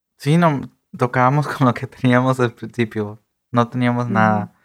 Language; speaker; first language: Spanish; early bilingual, heritage; Spanish